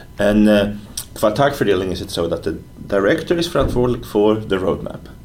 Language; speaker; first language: Dutch; non-native, fluent; Swedish